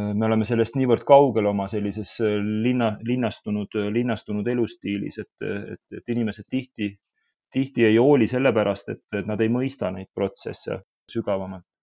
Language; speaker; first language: Estonian; native; Estonian